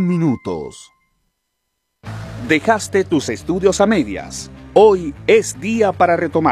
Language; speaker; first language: Spanish; native; Spanish